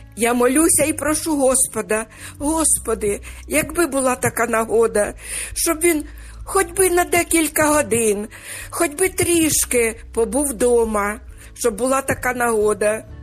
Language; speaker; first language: Ukrainian; native; Ukrainian